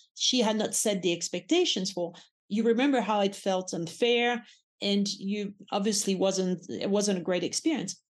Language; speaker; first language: English; non-native, fluent; French